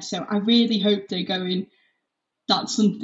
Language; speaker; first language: English; native; English